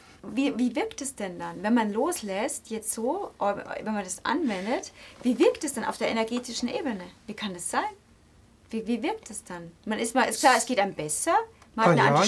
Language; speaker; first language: German; native; German